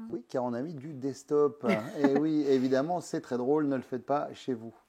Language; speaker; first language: French; native; French